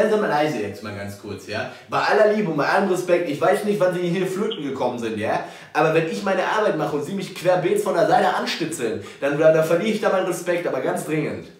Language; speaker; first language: German; native; German